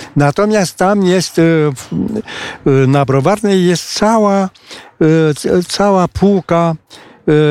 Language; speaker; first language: Polish; non-native, fluent; Romanian